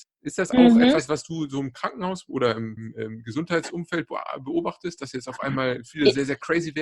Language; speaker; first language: German; native; German